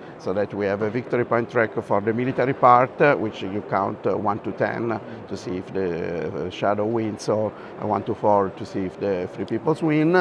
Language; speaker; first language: English; non-native, fluent; Italian